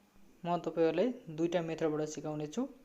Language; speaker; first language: Nepali; native; Nepali